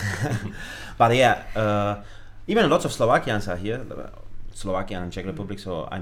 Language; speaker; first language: English; non-native, fluent; Slovak